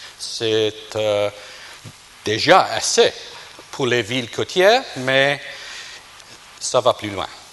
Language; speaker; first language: French; non-native, fluent; English